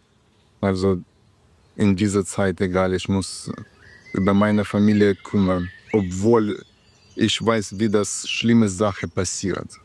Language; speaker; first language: German; non-native, learner; Ukrainian